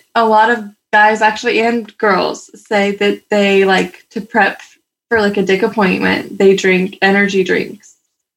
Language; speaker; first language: English; native; English